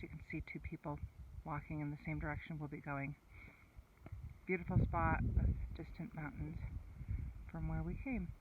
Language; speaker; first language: English; non-native, fluent; German